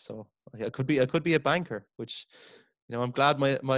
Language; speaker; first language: English; native; English